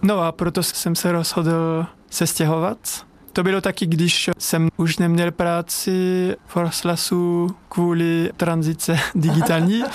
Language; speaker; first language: Czech; non-native, learner; French